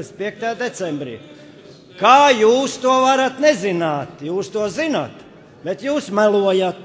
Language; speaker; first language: Latvian; native; Latvian